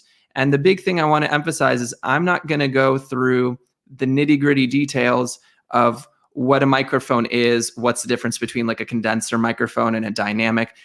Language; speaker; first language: English; native; English